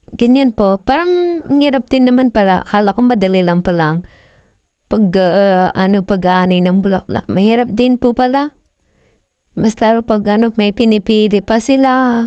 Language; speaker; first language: Filipino; non-native, local second language; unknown